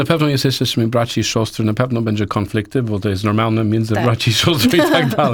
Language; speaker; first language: Polish; non-native, learner; English